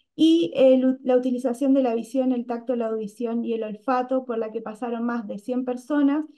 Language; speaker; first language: Spanish; native; Spanish